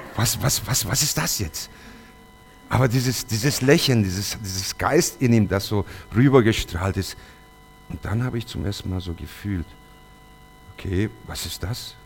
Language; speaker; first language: German; early bilingual, other home language; Turkish